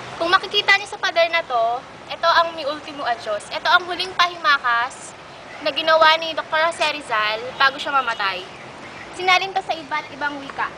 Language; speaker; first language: Filipino; native; Filipino